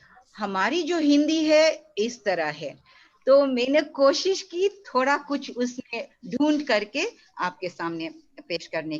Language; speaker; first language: Hindi; early bilingual, heritage; Hindi